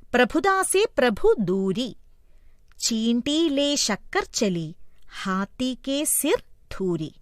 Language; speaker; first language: Hindi; non-native, local second language; Malayalam